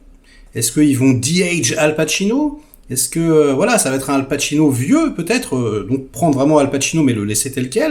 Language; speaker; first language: French; native; French